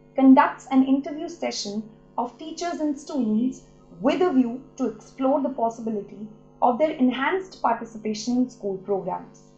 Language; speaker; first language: English; non-native, local second language; Hindi